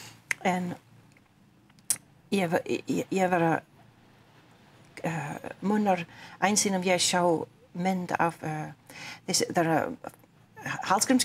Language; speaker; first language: Icelandic; non-native, learner; English